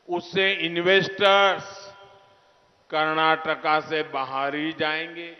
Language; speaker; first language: Hindi; non-native, local second language; Gujarati